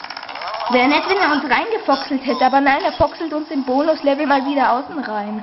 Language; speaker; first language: German; native; German